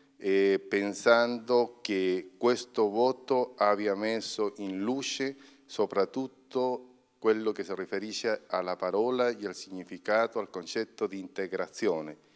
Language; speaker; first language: Italian; non-native, fluent; Spanish